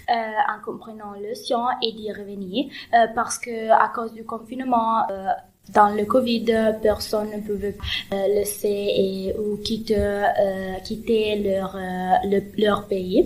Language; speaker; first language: French; non-native, learner; Italian